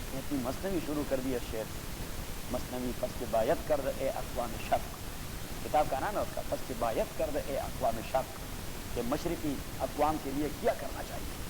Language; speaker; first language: Urdu; non-native, local second language; Pashto